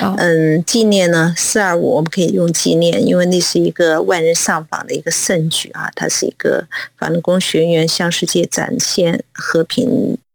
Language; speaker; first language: Chinese; non-native, local second language; Cantonese